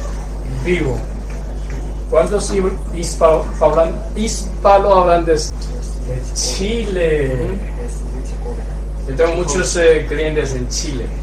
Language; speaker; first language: Spanish; non-native, fluent; Chinese